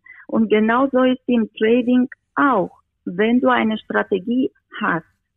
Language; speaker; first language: German; non-native, fluent; Romanian